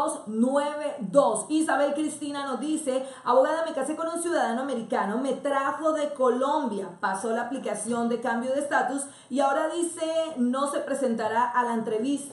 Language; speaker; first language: Spanish; native; Spanish